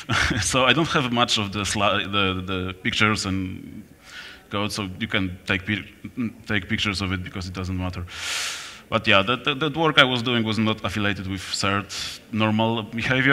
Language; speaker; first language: English; non-native, fluent; Polish